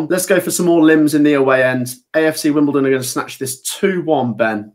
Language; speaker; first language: English; native; English